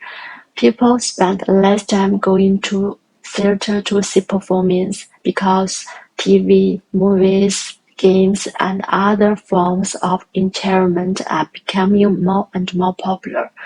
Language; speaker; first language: English; non-native, learner; Chinese